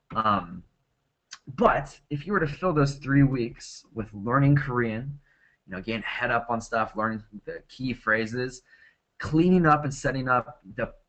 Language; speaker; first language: English; native; English